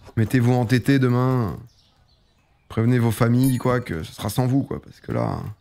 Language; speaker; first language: French; native; French